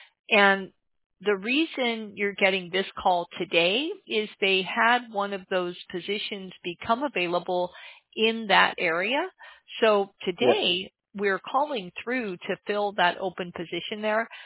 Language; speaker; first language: English; native; English